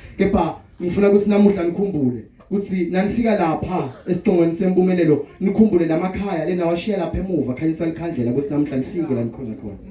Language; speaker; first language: Zulu; non-native, local second language; Swati